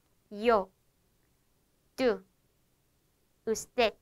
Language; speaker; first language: Spanish; non-native, fluent; Korean